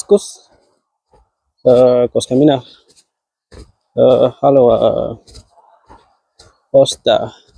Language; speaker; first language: Finnish; non-native, learner; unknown